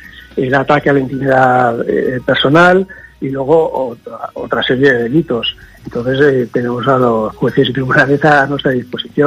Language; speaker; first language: Spanish; native; Spanish